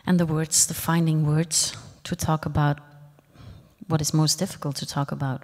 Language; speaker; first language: English; non-native, fluent; Dutch